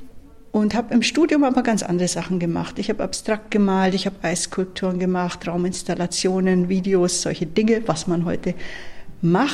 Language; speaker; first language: German; native; German